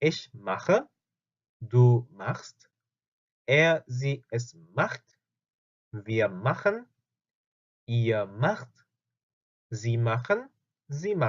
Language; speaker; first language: German; non-native, fluent; Korean